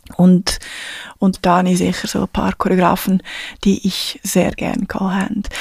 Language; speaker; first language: German; non-native, fluent; Portuguese